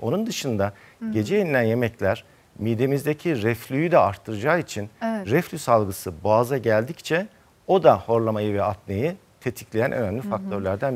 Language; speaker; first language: Turkish; native; Turkish